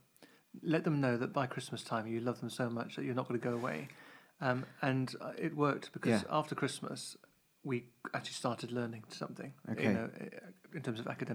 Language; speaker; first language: English; native; English